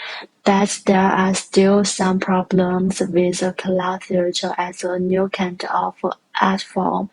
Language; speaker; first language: English; non-native, learner; Chinese